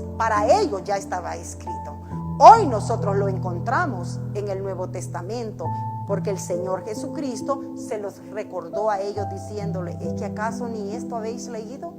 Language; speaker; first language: Spanish; native; Spanish